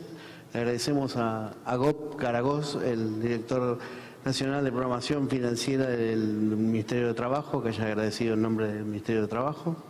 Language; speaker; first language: Spanish; native; Spanish